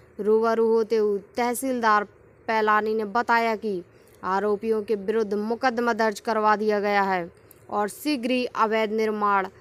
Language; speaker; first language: Hindi; native; Hindi